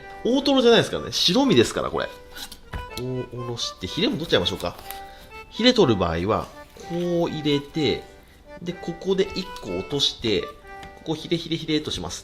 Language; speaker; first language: Japanese; native; Japanese